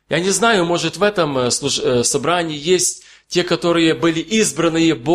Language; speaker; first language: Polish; non-native, learner; Russian